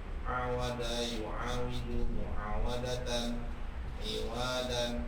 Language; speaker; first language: Arabic; non-native, learner; Indonesian